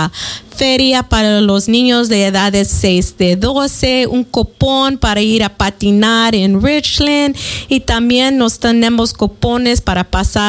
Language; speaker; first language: Spanish; early bilingual, heritage; Spanish